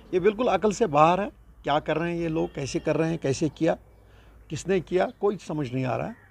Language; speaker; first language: Hindi; non-native, local second language; Kashmiri